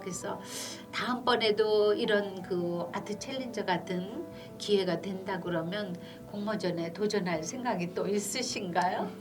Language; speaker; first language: Korean; native; Korean